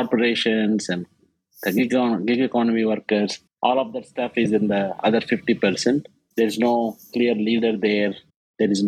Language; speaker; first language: English; non-native, local second language; Telugu